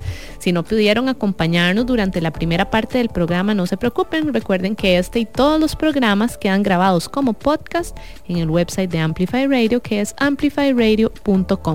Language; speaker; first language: Spanish; native; Spanish